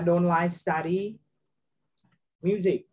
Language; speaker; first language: English; non-native, fluent; Vietnamese